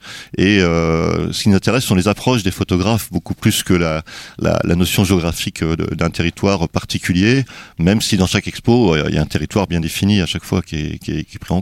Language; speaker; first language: French; native; French